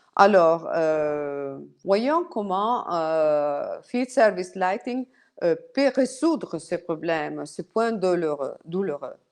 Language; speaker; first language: French; non-native, fluent; Italian